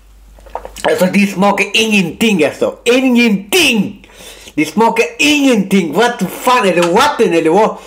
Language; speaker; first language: Swedish; non-native, local second language; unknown